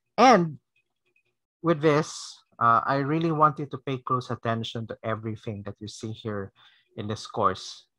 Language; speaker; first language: English; non-native, local second language; Cebuano